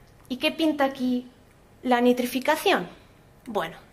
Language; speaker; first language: Spanish; native; Spanish